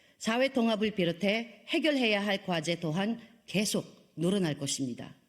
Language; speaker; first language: Korean; non-native, fluent; Filipino